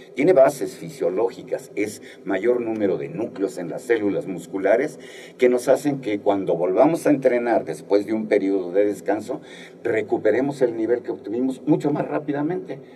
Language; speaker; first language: Spanish; native; Spanish